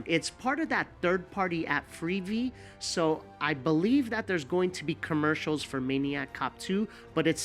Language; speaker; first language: English; native; English